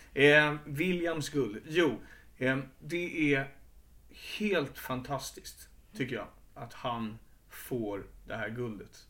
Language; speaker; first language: Swedish; native; Swedish